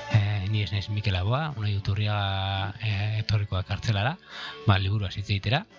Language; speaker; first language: Basque; native; Basque